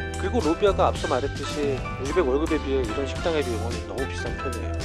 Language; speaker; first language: Korean; native; Korean